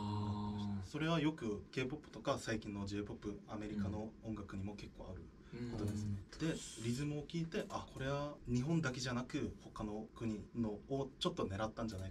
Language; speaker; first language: Japanese; non-native, fluent; Korean